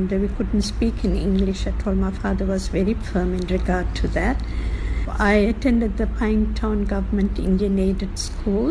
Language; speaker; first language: English; non-native, local second language; Tamil